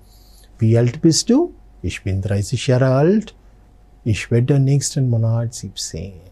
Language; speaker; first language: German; non-native, fluent; Telugu